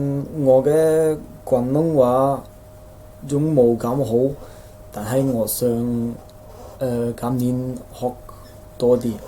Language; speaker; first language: Chinese; non-native, fluent; Dutch